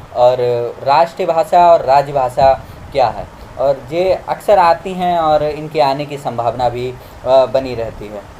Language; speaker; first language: Hindi; native; Hindi